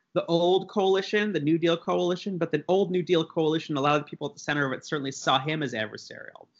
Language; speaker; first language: English; native; English